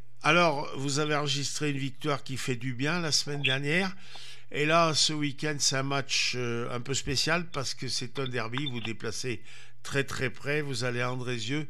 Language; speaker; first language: French; native; French